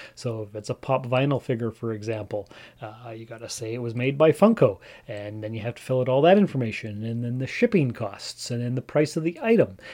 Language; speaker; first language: English; early bilingual, other home language; Dutch